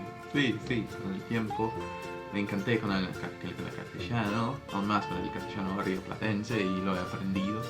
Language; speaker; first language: Spanish; non-native, fluent; Portuguese